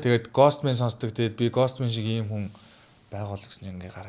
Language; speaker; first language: Mongolian; native; Mongolian